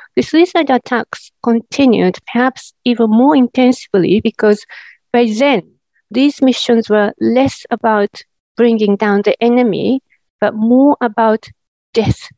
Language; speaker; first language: English; non-native, fluent; Japanese